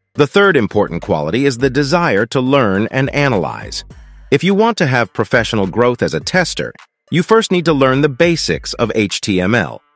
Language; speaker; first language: English; non-native, fluent; Russian